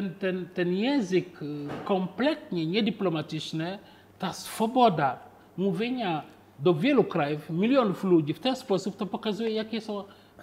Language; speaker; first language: Polish; non-native, fluent; Wolof